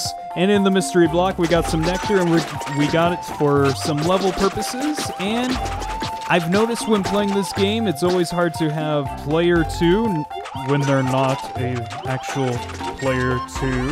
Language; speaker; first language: English; native; English